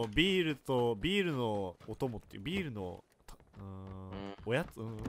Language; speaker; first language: Japanese; native; Japanese